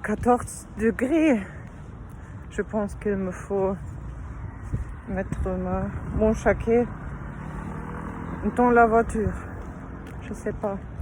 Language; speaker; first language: French; non-native, fluent; German